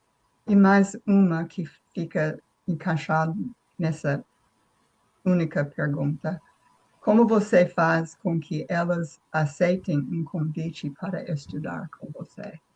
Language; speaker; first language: Portuguese; non-native, fluent; English